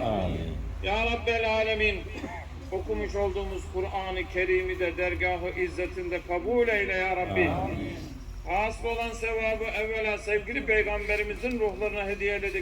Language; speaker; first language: Turkish; native; Turkish